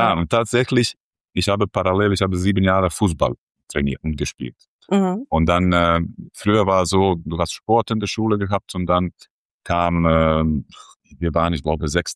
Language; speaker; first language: German; non-native, fluent; Croatian